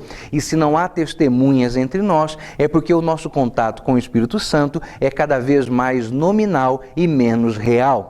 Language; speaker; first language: Portuguese; native; Portuguese